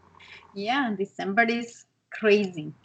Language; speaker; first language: English; non-native, learner; Spanish